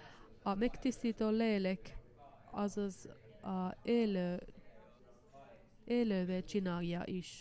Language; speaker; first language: Hungarian; non-native, fluent; Finnish